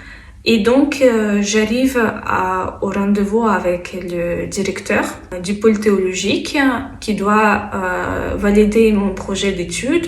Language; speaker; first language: French; non-native, fluent; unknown